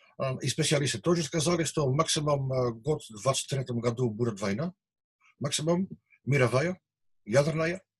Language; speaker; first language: Russian; non-native, learner; Dutch